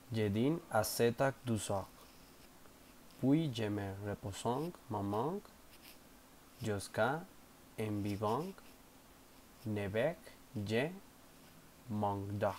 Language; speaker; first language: French; non-native, learner; Spanish